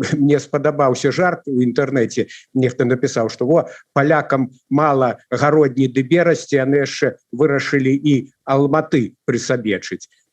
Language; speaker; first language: Belarusian; native; Belarusian